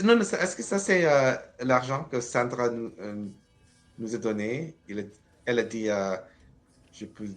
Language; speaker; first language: French; non-native, learner; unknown